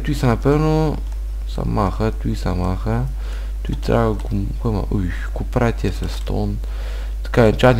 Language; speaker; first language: Bulgarian; native; Bulgarian